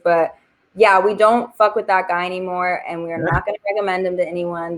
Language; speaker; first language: English; native; English